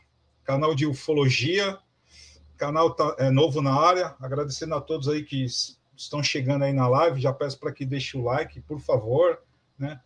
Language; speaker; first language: Portuguese; native; Portuguese